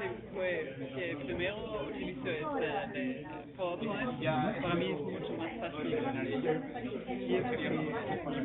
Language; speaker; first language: Spanish; non-native, fluent; German